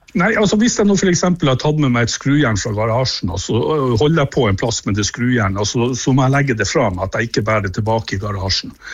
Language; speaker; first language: Norwegian; native; Norwegian